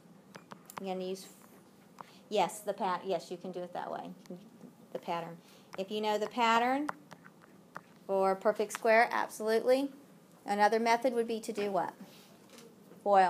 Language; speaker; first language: English; native; English